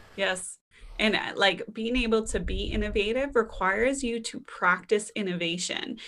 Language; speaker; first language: English; native; English